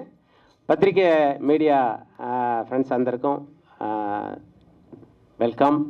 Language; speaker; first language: Telugu; native; Telugu